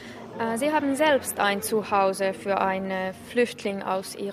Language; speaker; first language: German; non-native, fluent; Finnish